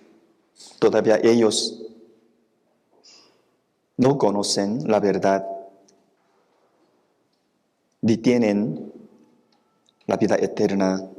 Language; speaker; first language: Spanish; non-native, fluent; Korean